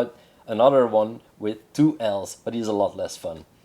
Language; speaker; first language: English; non-native, fluent; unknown